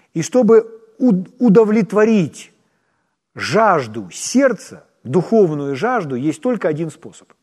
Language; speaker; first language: Russian; non-native, local second language; Ukrainian